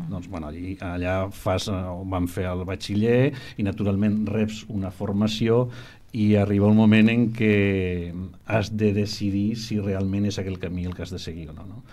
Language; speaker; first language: Catalan; non-native, local second language; Spanish